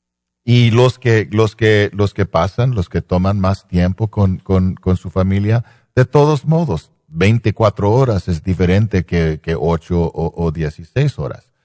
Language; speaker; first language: Spanish; non-native, fluent; English